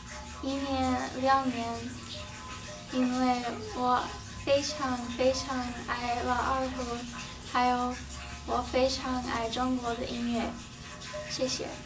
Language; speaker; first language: Chinese; non-native, learner; Vietnamese